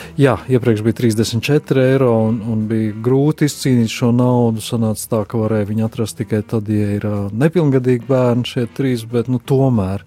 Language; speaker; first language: Latvian; native; Latvian